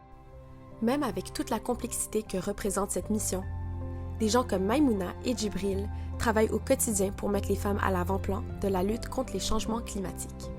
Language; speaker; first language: French; native; French